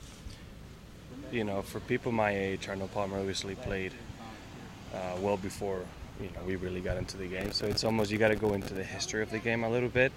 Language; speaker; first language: English; non-native, fluent; Basque